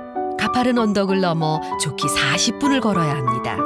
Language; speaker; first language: Korean; native; Korean